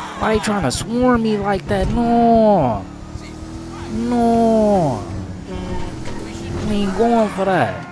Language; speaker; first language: English; native; English